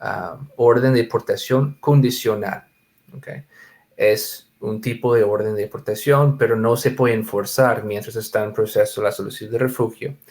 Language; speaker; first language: Spanish; non-native, fluent; English